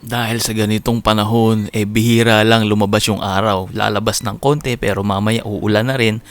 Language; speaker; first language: Filipino; native; Filipino